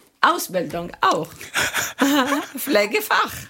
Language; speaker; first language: German; non-native, learner; Arabic